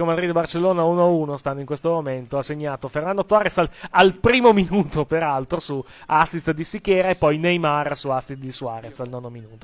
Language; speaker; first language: Italian; native; Italian